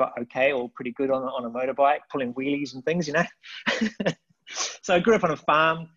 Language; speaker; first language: English; native; English